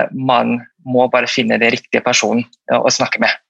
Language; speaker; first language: Norwegian; non-native, fluent; Malay